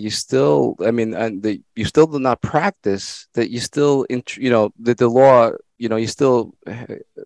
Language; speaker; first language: English; non-native, fluent; Spanish